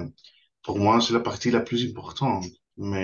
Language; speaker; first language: French; non-native, fluent; Spanish